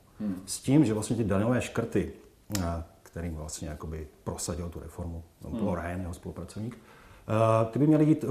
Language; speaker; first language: Czech; native; Czech